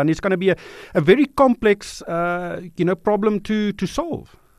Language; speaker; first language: English; non-native, local second language; Afrikaans